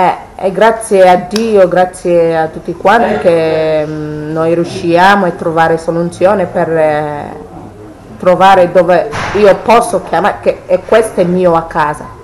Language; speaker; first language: Italian; non-native, learner; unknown